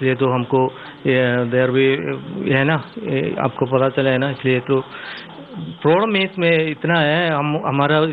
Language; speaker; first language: Hindi; non-native, learner; Malayalam